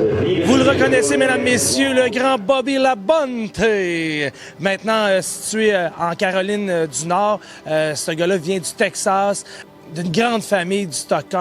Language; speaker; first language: French; native; French